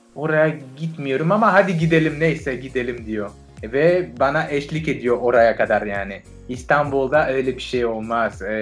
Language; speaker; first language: Turkish; non-native, fluent; French